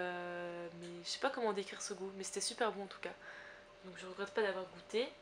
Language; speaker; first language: French; native; French